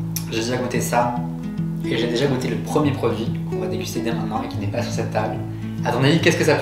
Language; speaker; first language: French; native; French